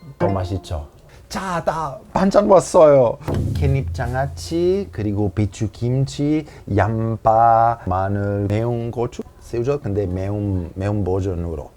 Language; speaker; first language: Korean; non-native, learner; Italian